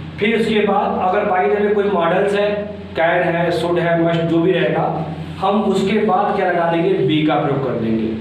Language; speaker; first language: Hindi; native; Hindi